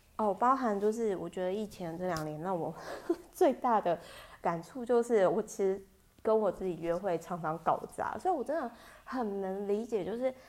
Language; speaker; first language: Chinese; native; Chinese